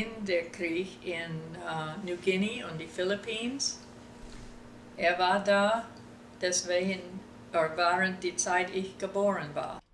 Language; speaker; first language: German; early bilingual, heritage; German